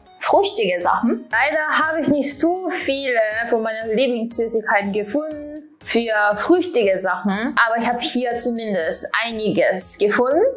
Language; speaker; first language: German; non-native, fluent; Japanese